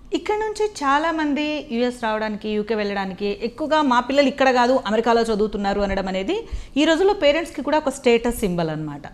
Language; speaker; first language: Telugu; native; Telugu